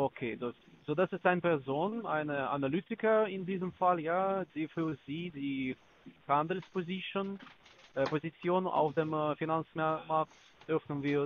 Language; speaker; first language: German; non-native, learner; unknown